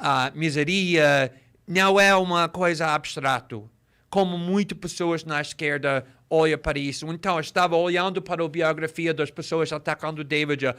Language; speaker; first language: Portuguese; non-native, fluent; English